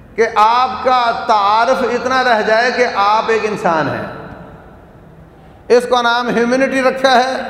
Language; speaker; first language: Urdu; native; Urdu